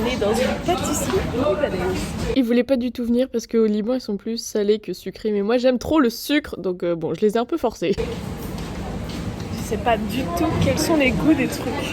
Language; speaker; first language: French; native; French